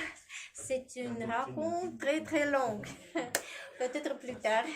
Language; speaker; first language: French; non-native, learner; Russian